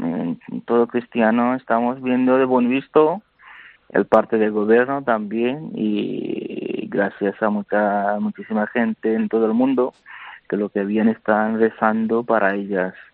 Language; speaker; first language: Spanish; non-native, learner; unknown